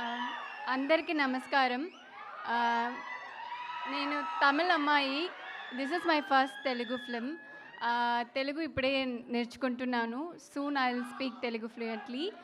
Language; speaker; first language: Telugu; non-native, learner; Tamil